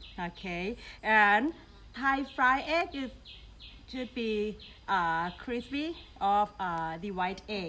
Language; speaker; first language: English; non-native, learner; Thai